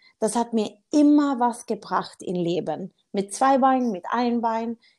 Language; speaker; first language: German; non-native, learner; Swedish